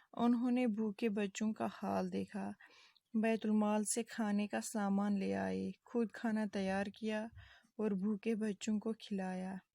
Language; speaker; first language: Urdu; non-native, local second language; Kashmiri